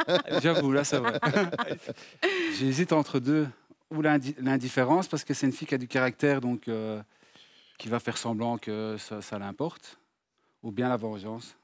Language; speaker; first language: French; native; French